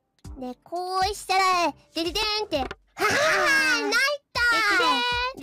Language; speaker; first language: Japanese; non-native, fluent; English